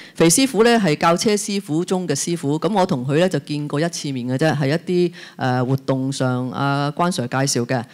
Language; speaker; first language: Cantonese; native; Cantonese